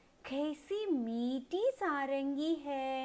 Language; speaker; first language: Hindi; non-native, local second language; Tamil